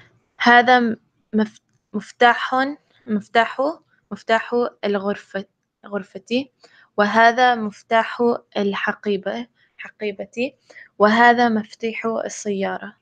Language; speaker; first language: Arabic; non-native, learner; English